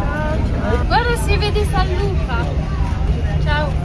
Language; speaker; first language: Italian; early bilingual, other home language; Filipino